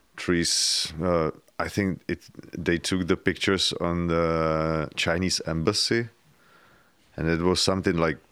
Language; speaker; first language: English; non-native, fluent; Czech